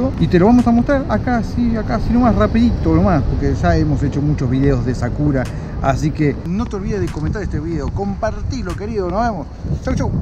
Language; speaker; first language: Spanish; native; Spanish